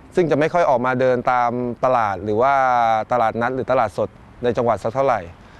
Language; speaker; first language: Thai; native; Thai